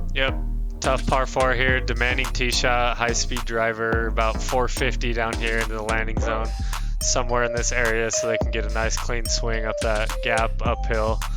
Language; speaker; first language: English; native; English